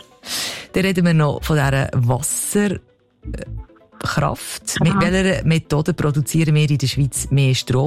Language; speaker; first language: German; native; German